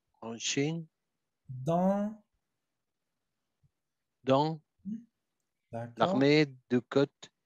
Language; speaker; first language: French; non-native, learner; Spanish